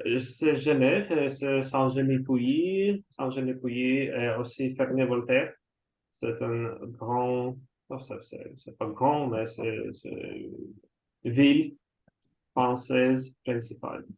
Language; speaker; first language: French; non-native, learner; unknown